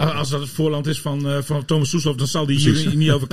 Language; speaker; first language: Dutch; native; Dutch